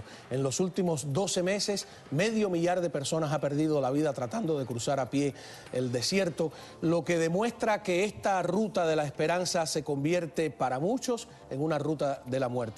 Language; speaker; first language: Spanish; native; Spanish